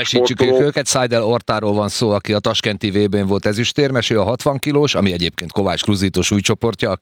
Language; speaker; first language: Hungarian; native; Hungarian